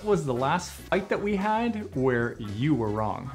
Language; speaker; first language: English; native; English